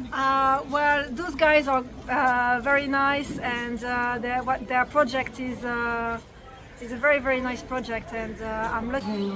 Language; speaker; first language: English; non-native, learner; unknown